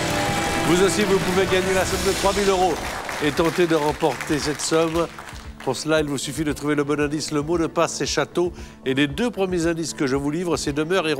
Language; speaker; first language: French; native; French